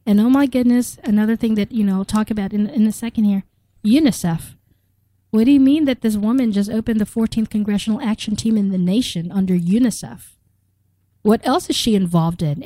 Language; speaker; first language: English; native; English